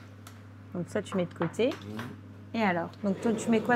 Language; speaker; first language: French; native; French